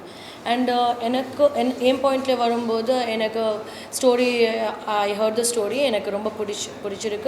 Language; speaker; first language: Tamil; non-native, learner; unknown